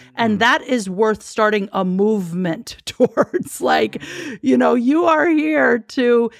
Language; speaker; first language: English; native; English